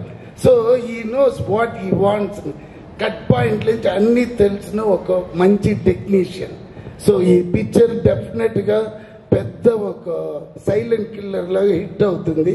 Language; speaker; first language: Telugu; non-native, learner; Tamil